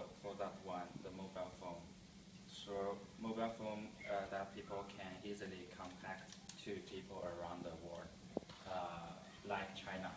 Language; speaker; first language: English; non-native, learner; Chinese